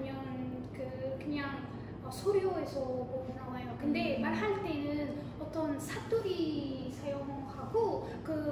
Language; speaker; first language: Korean; non-native, fluent; Arabic